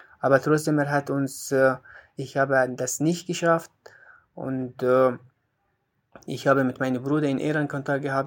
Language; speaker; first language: German; non-native, learner; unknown